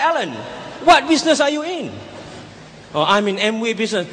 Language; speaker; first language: English; non-native, local second language; Malay